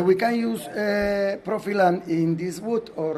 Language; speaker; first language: English; non-native, learner; Spanish